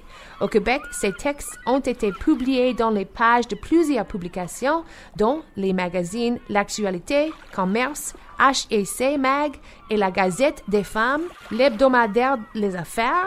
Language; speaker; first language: French; non-native, local second language; English